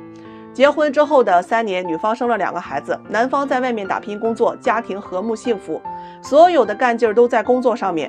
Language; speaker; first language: Chinese; native; Chinese